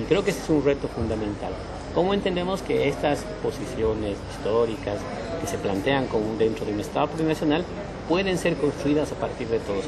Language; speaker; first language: Spanish; native; Spanish